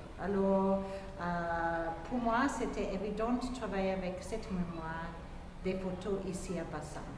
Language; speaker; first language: French; non-native, fluent; English